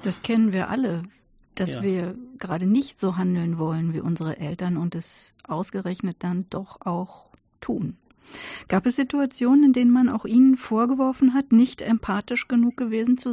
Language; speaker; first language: German; native; German